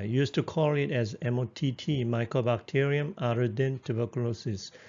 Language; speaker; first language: English; non-native, fluent; Korean